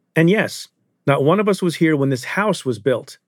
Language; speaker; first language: English; early bilingual, other home language; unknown